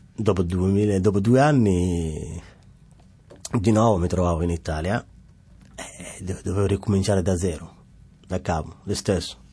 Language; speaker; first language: Italian; non-native, fluent; Somali